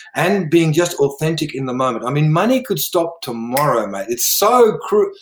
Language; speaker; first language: English; native; English